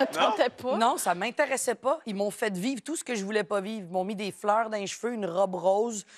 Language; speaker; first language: French; native; French